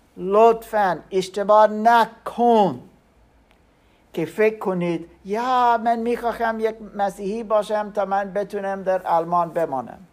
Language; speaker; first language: Persian; non-native, learner; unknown